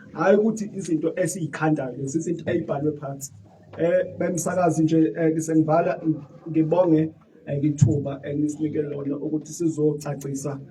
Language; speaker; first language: Zulu; native; Zulu